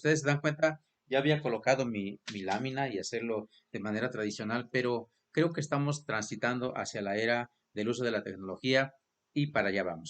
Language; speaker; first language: Spanish; native; Spanish